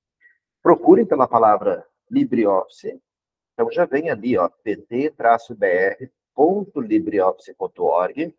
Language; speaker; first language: Portuguese; native; Portuguese